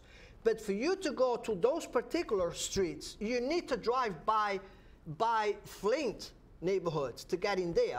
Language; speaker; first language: English; non-native, fluent; Portuguese